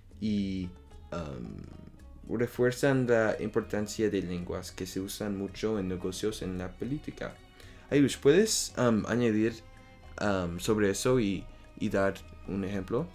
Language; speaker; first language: Spanish; non-native, learner; French